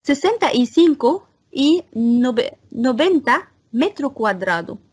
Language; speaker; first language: Spanish; non-native, fluent; Arabic